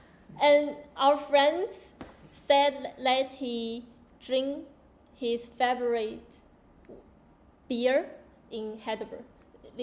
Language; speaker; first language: English; non-native, learner; Chinese